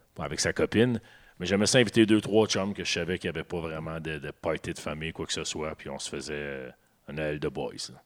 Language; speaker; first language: French; native; French